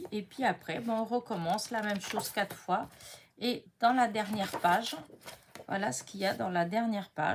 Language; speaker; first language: French; native; French